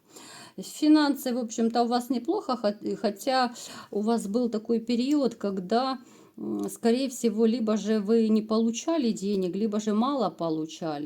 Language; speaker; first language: Russian; native; Russian